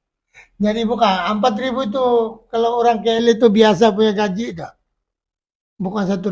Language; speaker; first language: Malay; non-native, local second language; Filipino